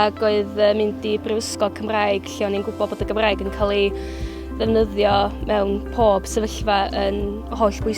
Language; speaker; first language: Welsh; native; Welsh